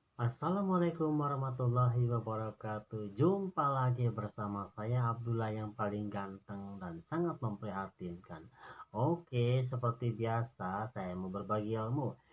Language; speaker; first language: Indonesian; non-native, local second language; Sundanese